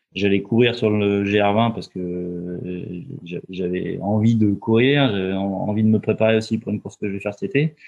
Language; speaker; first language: French; native; French